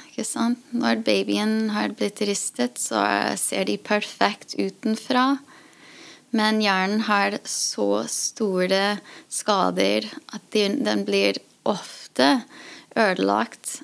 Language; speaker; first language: Norwegian; non-native, fluent; English